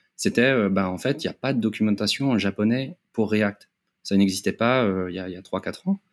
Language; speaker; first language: French; native; French